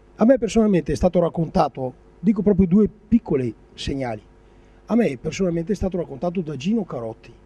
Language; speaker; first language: Italian; native; Italian